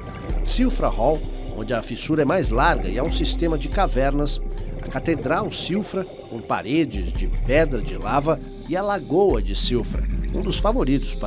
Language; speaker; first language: Portuguese; native; Portuguese